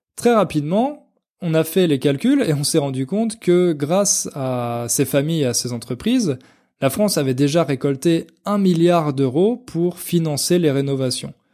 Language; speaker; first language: French; native; French